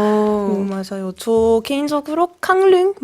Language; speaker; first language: Korean; non-native, fluent; French